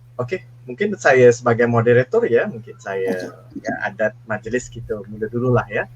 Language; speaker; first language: Malay; native; Malay